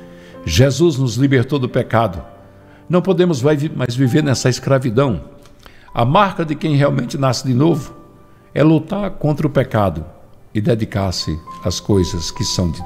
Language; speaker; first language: Portuguese; native; Portuguese